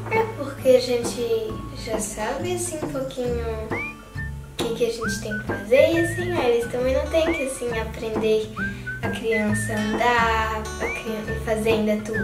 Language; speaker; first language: Portuguese; early bilingual, heritage; Portuguese